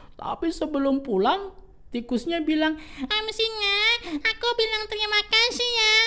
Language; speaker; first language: Indonesian; native; Indonesian